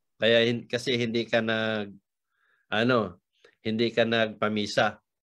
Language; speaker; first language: Filipino; native; Filipino